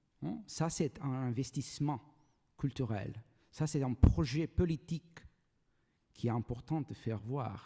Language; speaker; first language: French; non-native, learner; Portuguese